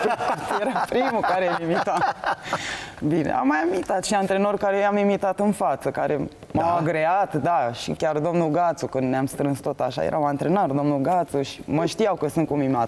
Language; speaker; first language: Romanian; native; Romanian